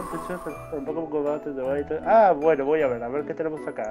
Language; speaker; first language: Spanish; native; Spanish